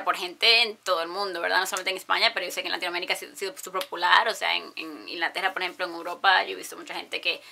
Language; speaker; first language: Spanish; early bilingual, heritage; Spanish